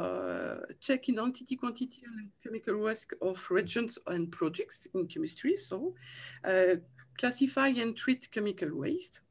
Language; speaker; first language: English; non-native, learner; French